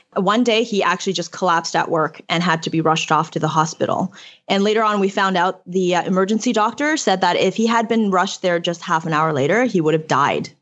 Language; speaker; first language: English; early bilingual, other home language; Chinese